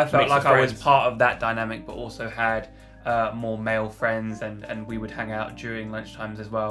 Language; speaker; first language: English; native; English